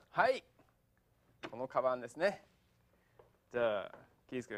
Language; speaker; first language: Japanese; non-native, fluent; English